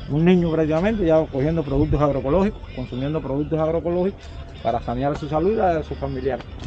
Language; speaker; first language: Spanish; native; Spanish